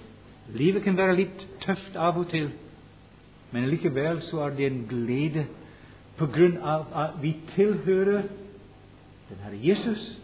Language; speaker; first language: Norwegian; non-native, fluent; English